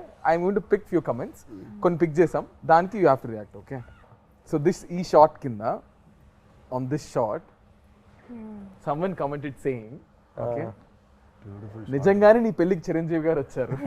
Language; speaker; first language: Telugu; native; Telugu